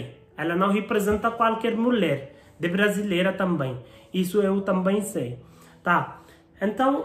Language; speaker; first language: Portuguese; non-native, learner; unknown